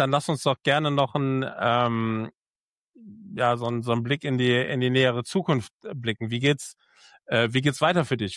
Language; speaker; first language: German; native; German